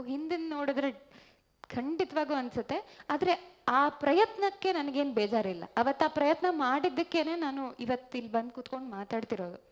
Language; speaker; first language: Kannada; native; Kannada